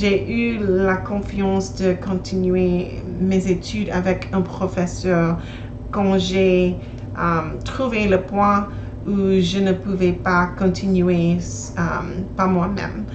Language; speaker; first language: French; non-native, learner; English